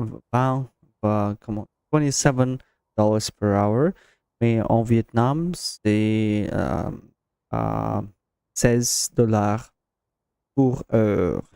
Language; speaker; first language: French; non-native, learner; Russian